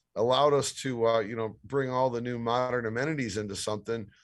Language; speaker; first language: English; native; English